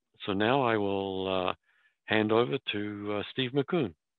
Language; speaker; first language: English; native; English